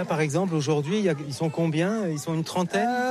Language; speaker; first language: French; native; French